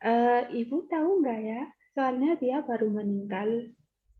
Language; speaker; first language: Indonesian; non-native, learner; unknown